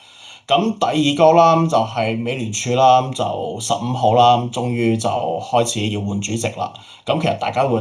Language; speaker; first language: Cantonese; native; Cantonese